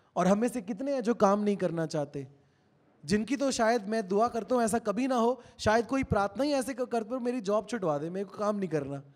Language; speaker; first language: Hindi; native; Hindi